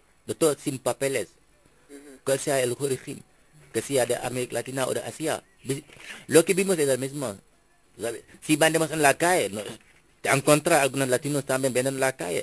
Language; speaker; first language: Spanish; non-native, fluent; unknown